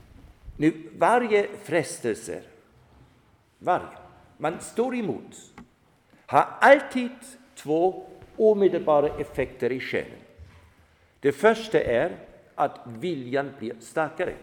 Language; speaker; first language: Swedish; non-native, fluent; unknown